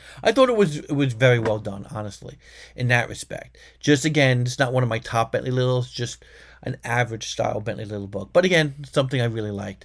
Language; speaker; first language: English; native; English